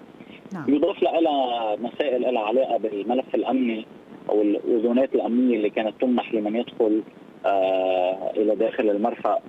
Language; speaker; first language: Arabic; native; Arabic